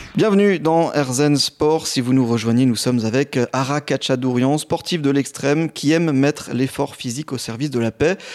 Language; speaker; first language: French; native; French